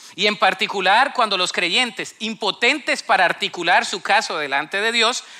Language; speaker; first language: Spanish; native; Spanish